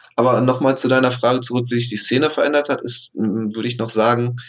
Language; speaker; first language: German; native; German